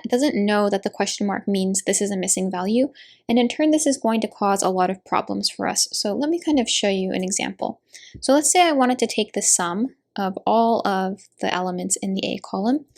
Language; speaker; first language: English; native; English